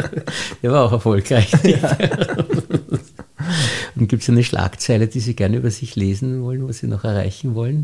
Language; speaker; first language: German; native; German